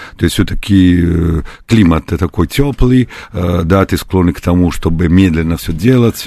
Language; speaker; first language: Russian; non-native, fluent; Italian